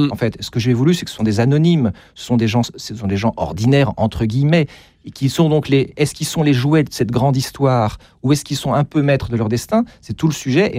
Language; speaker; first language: French; native; French